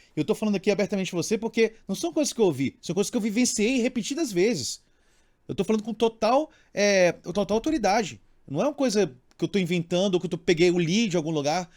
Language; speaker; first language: Portuguese; native; Portuguese